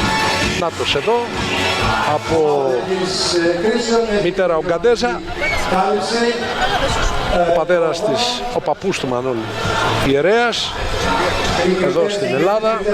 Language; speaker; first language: Greek; native; Greek